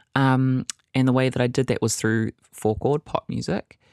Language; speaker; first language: English; native; English